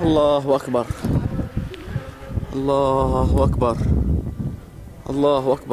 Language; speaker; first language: Arabic; native; Arabic